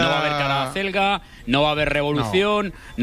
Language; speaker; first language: Spanish; native; Spanish